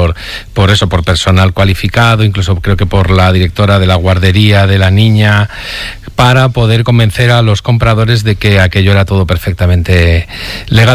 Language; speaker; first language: Spanish; native; Spanish